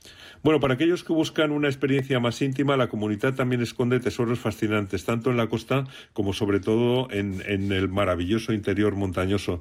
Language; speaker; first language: Spanish; native; Spanish